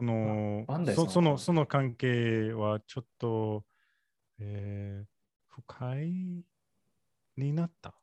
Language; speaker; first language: Japanese; non-native, learner; English